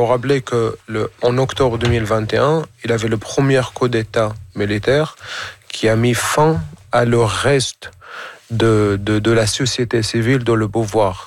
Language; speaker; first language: French; non-native, fluent; Arabic